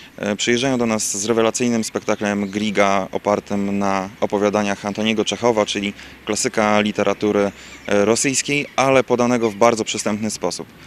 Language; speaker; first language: Polish; native; Polish